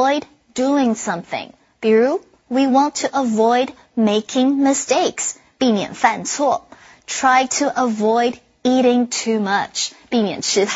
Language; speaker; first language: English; non-native, fluent; Chinese